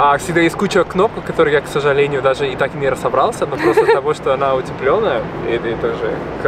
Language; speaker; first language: Russian; non-native, fluent; Spanish